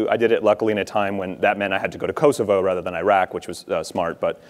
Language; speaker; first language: English; native; English